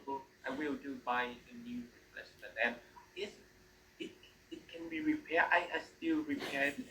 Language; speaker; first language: English; non-native, learner; Vietnamese